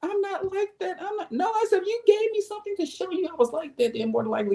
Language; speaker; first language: English; native; English